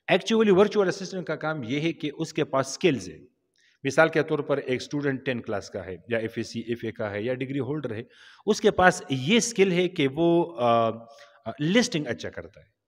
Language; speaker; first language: Urdu; non-native, local second language; Pashto